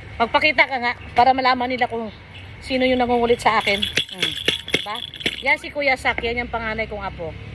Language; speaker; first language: Filipino; native; Filipino